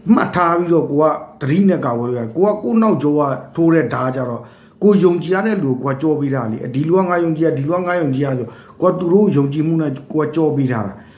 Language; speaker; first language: Burmese; native; Burmese